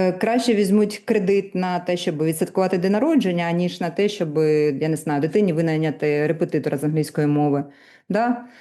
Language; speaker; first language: Ukrainian; non-native, local second language; Russian